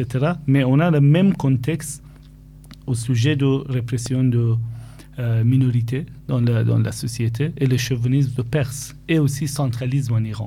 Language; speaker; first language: French; non-native, fluent; Persian